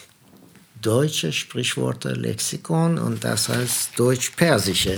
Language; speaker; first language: German; non-native, fluent; Persian